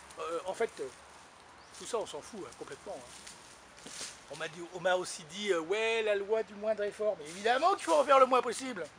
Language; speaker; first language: French; native; French